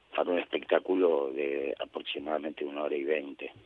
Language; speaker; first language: Spanish; native; Spanish